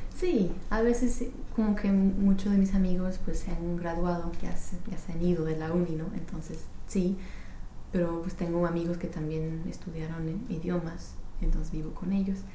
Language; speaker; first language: Spanish; non-native, fluent; English